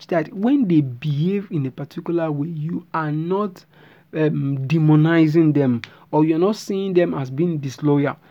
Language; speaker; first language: English; non-native, local second language; Yoruba